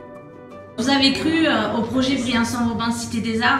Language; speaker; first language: French; native; French